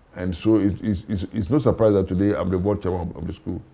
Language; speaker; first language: English; non-native, local second language; Hausa